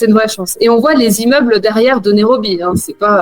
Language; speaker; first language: French; native; French